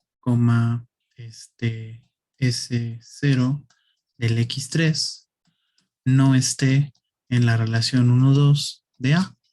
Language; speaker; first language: Spanish; native; Spanish